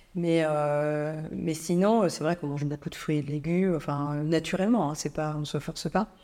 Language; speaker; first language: French; native; French